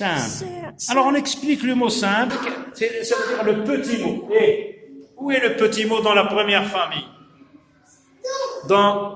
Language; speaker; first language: French; non-native, local second language; Arabic